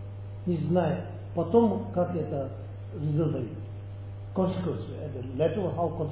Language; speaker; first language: Russian; non-native, learner; Tibetan